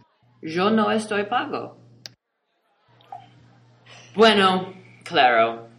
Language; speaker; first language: Spanish; non-native, learner; English